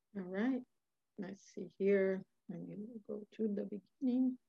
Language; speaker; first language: English; non-native, fluent; Portuguese